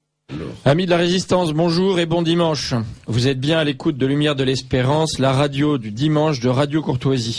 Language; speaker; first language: French; native; French